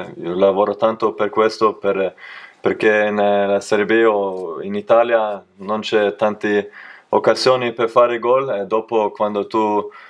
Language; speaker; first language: Italian; non-native, learner; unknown